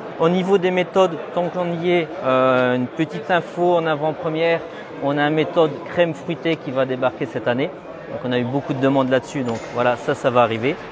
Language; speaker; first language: French; native; French